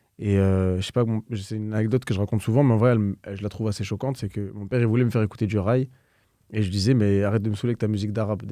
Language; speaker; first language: French; native; French